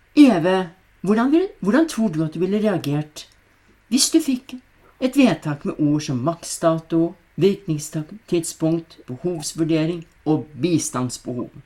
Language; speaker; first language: Norwegian; native; Norwegian